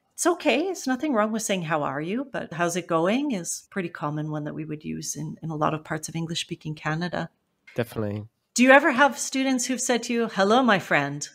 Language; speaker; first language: English; native; English